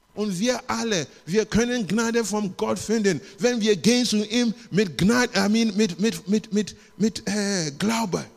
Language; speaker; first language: German; non-native, learner; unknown